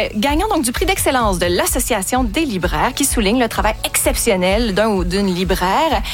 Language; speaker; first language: French; native; French